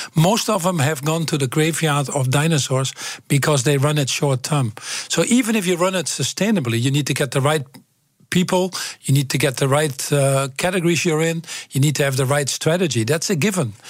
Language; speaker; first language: English; non-native, fluent; Dutch